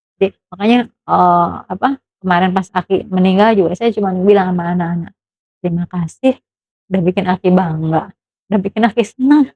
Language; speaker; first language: Indonesian; non-native, local second language; Sundanese